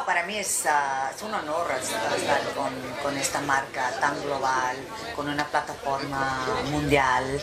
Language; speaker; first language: Spanish; early bilingual, heritage; English